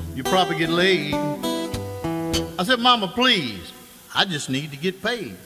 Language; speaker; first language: English; native; English